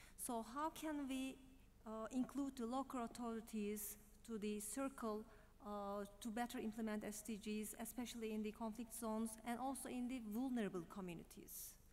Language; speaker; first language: English; non-native, fluent; Turkish